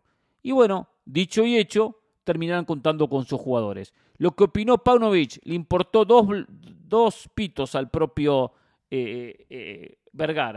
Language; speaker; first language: Spanish; native; Spanish